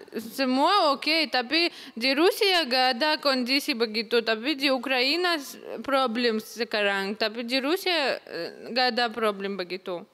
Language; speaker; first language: Indonesian; early bilingual, other home language; Russian